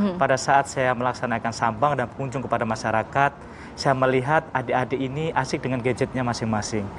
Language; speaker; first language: Indonesian; non-native, local second language; Javanese